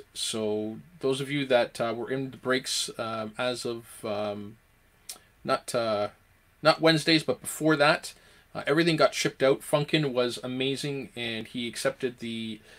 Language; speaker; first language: English; native; English